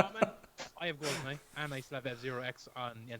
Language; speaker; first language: English; native; English